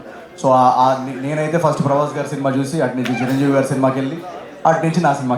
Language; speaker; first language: Telugu; native; Telugu